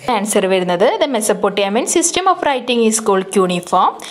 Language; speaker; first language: English; non-native, local second language; Malayalam